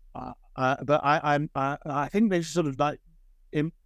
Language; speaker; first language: English; native; English